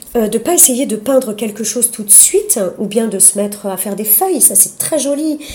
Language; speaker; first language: French; native; French